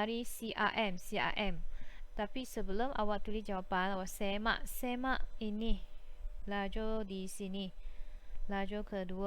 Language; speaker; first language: Malay; native; Malay